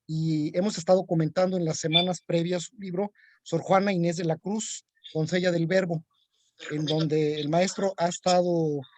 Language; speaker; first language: Spanish; native; Spanish